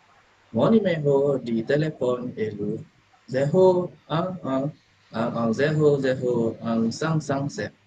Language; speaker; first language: French; non-native, learner; Malay